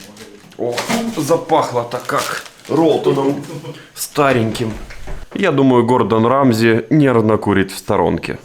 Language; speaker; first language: Russian; native; Russian